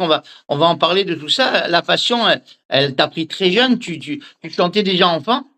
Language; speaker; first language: French; native; French